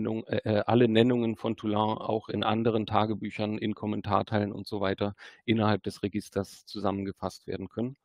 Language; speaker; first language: German; native; German